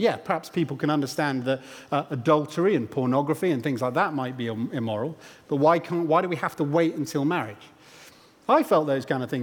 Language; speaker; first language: English; native; English